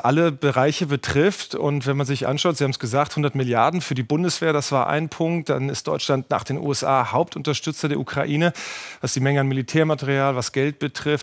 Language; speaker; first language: German; native; German